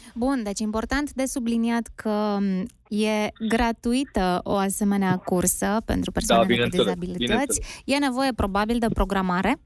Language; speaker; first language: Romanian; native; Romanian